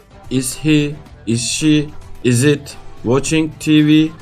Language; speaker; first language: English; non-native, fluent; Turkish